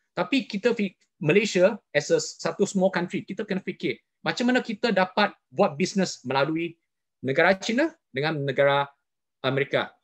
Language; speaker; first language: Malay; non-native, local second language; Chinese